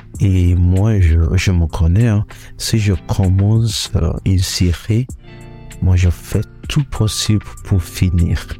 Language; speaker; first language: French; non-native, learner; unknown